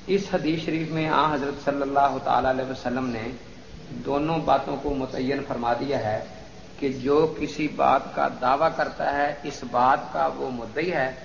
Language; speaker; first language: Urdu; non-native, local second language; Punjabi